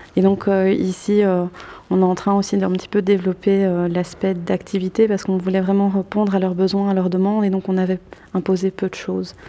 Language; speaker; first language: French; native; French